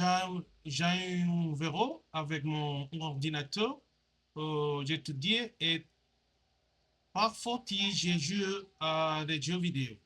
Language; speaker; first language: French; non-native, learner; Spanish